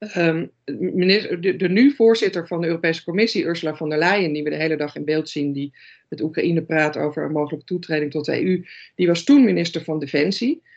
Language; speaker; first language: Dutch; native; Dutch